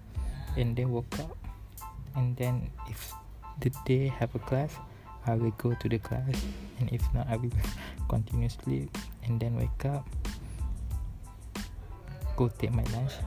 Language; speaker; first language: English; non-native, learner; Malay